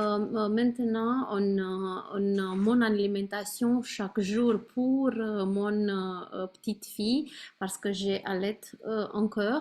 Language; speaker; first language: French; non-native, learner; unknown